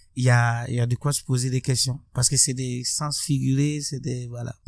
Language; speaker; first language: French; non-native, local second language; Mossi